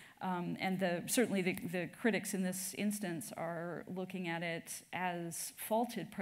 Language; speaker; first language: English; native; English